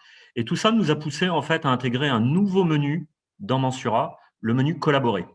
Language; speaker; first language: French; native; French